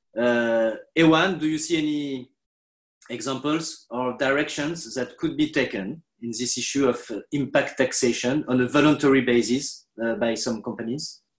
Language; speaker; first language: English; non-native, fluent; French